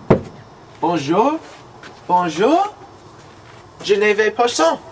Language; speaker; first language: French; non-native, learner; English